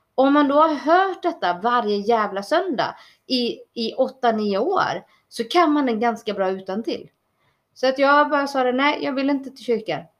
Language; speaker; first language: Swedish; early bilingual, other home language; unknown